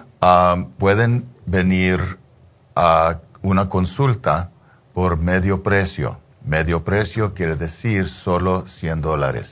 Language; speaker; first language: Spanish; early bilingual, heritage; English